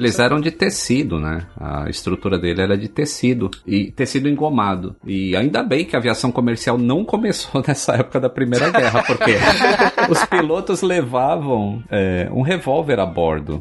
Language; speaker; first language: Portuguese; native; Portuguese